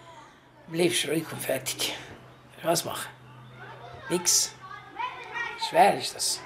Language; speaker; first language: German; non-native, learner; Albanian